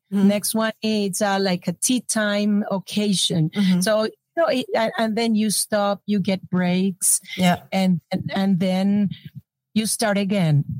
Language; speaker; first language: English; non-native, fluent; Spanish